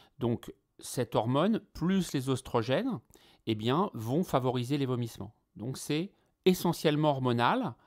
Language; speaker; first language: French; native; French